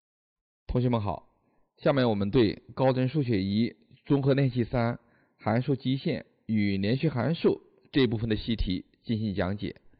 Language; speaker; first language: Chinese; native; Chinese